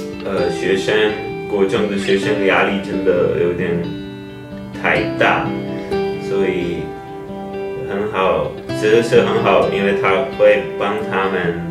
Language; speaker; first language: Chinese; non-native, fluent; Czech